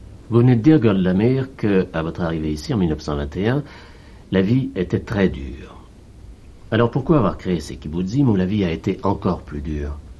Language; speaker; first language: French; native; French